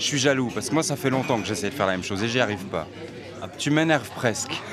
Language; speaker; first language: French; native; French